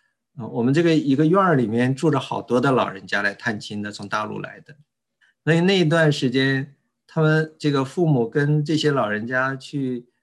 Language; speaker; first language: Chinese; native; Chinese